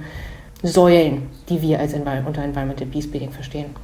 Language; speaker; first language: German; native; German